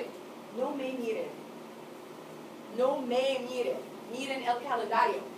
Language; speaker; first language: Spanish; non-native, fluent; English